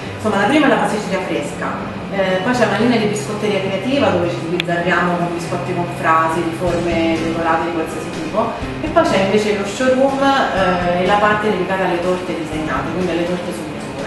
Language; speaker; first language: Italian; native; Italian